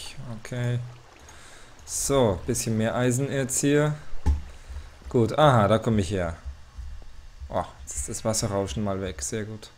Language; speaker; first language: German; native; German